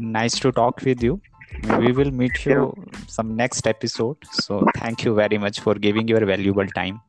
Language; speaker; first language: English; non-native, learner; Hindi